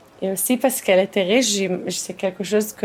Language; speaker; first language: French; early bilingual, heritage; Hebrew